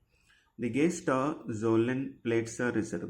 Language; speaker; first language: German; non-native, fluent; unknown